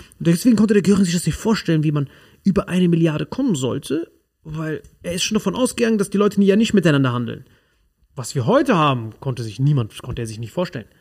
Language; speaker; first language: German; non-native, fluent; Spanish